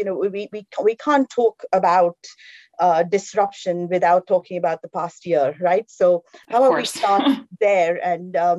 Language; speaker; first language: English; non-native, local second language; Konkani